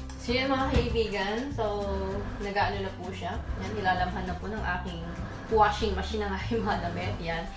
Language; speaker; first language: Filipino; native; Filipino